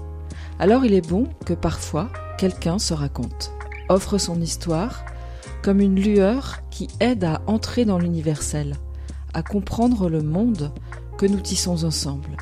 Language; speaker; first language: French; native; French